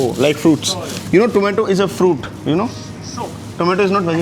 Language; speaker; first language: English; non-native, local second language; Hindi